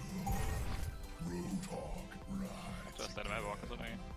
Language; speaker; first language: Swedish; native; Swedish